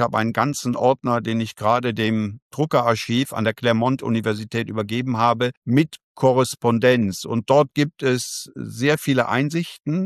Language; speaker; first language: German; native; German